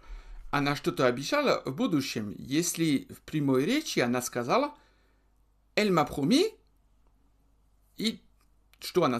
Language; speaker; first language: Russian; non-native, fluent; French